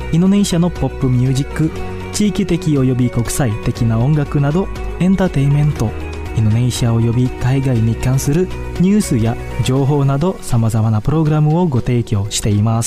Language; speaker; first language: Japanese; non-native, fluent; Indonesian